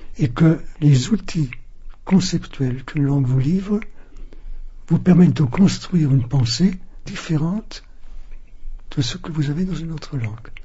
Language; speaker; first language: French; non-native, fluent; German